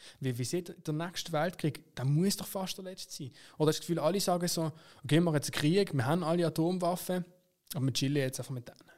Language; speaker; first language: German; native; German